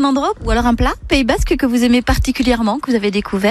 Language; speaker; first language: French; native; French